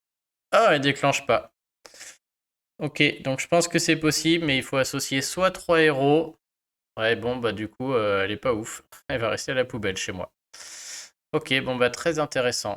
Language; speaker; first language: French; native; French